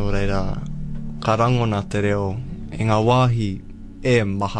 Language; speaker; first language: Māori; non-native, local second language; English